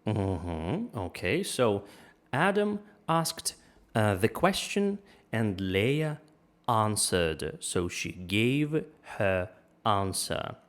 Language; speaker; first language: English; non-native, fluent; Russian